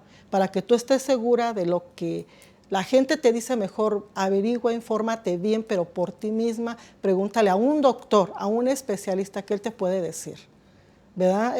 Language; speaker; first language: Spanish; native; Spanish